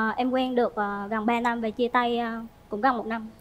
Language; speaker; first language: Vietnamese; native; Vietnamese